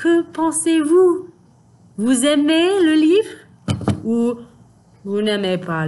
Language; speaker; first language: French; non-native, fluent; English